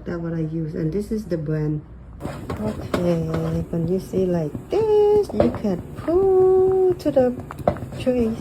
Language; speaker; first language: English; non-native, local second language; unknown